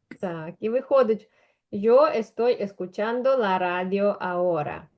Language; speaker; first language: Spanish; non-native, fluent; Ukrainian